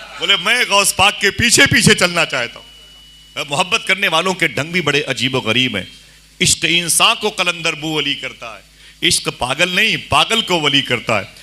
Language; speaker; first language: Hindi; native; Hindi